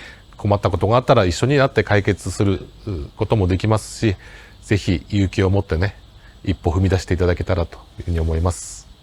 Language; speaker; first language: Japanese; native; Japanese